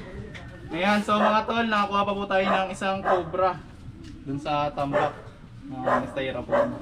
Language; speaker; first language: Filipino; native; Filipino